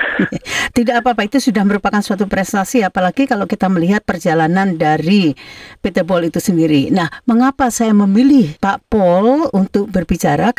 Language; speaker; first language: Indonesian; native; Indonesian